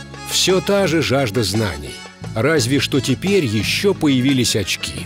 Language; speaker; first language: Russian; native; Russian